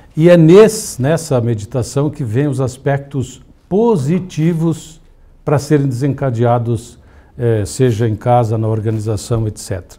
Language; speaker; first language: Portuguese; native; Portuguese